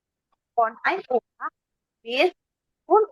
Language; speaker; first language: German; non-native, learner; Indonesian